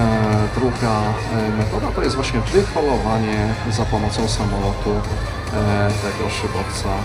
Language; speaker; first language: Polish; native; Polish